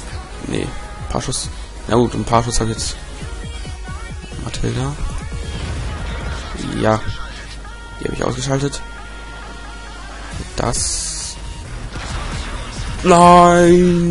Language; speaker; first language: German; native; German